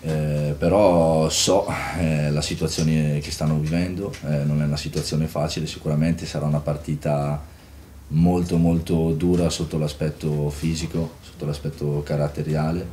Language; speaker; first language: Italian; native; Italian